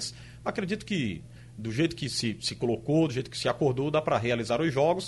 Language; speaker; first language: Portuguese; native; Portuguese